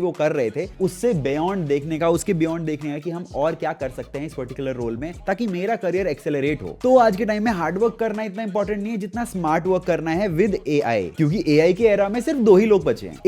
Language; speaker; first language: Hindi; native; Hindi